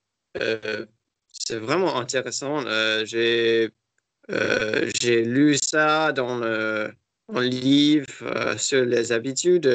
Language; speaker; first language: French; non-native, learner; English